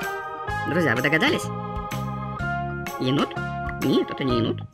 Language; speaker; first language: Russian; native; Russian